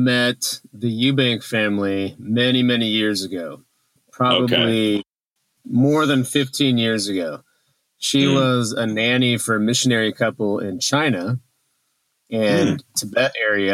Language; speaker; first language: English; native; English